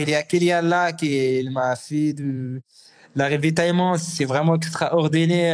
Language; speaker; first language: French; non-native, learner; Arabic